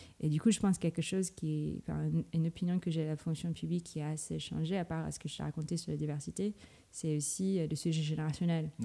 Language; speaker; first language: French; non-native, fluent; Filipino